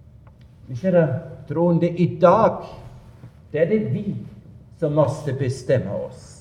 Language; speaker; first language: Swedish; non-native, fluent; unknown